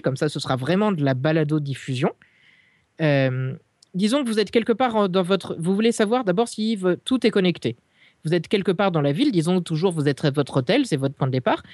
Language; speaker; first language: French; native; French